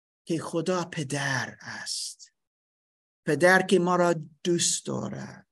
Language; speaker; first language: Persian; non-native, fluent; English